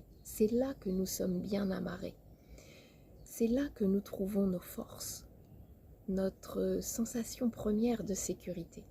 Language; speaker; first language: French; native; French